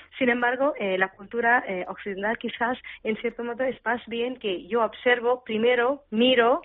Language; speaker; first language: Spanish; non-native, fluent; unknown